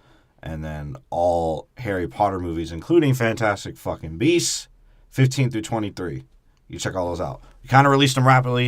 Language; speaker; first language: English; native; English